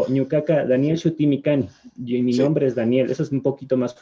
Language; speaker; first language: Spanish; native; Spanish